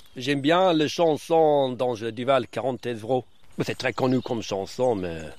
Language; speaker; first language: French; non-native, fluent; English